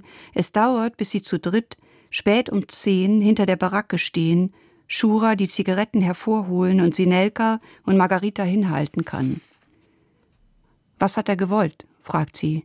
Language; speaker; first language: German; native; German